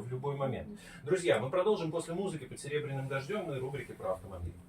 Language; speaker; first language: Russian; native; Russian